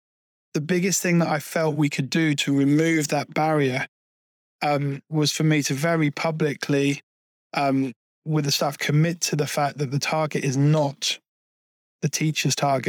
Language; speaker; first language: English; native; English